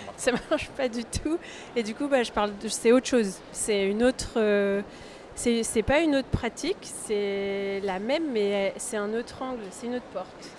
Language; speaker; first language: French; early bilingual, other home language; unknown